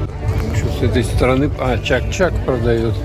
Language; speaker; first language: Russian; native; Russian